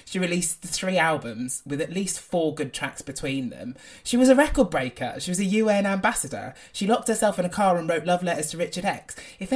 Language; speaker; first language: English; native; English